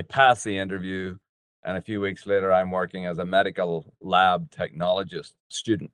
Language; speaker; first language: English; native; English